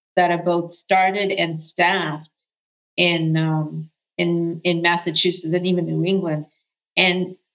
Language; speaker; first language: English; early bilingual, other home language; Arabic